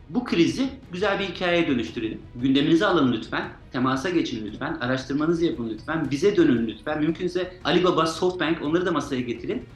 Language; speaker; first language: Turkish; native; Turkish